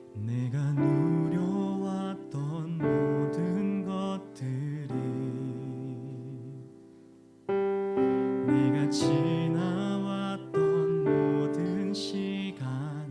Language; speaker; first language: Korean; native; Korean